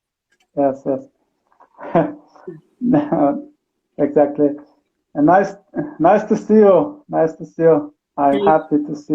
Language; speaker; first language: English; non-native, learner; Persian